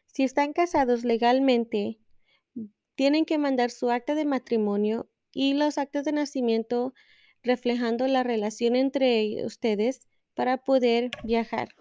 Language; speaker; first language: Spanish; early bilingual, heritage; Spanish